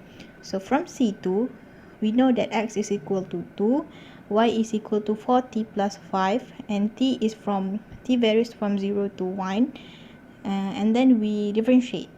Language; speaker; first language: English; non-native, local second language; Malay